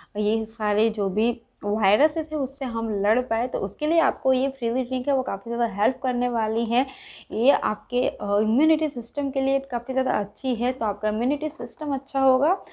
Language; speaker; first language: Hindi; non-native, local second language; Gujarati